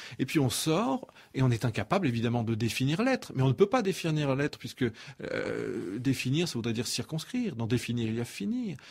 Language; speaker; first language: French; native; French